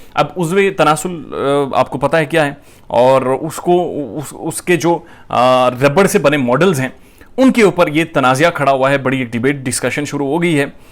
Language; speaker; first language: Urdu; native; Urdu